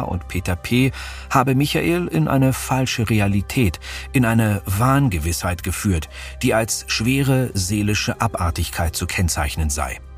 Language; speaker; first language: German; native; German